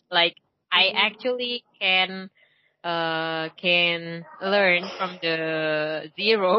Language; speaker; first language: English; non-native, learner; Indonesian